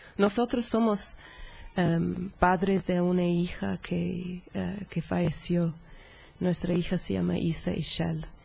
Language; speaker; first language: Spanish; non-native, fluent; English